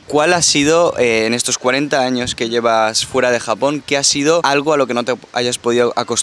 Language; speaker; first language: Spanish; native; Spanish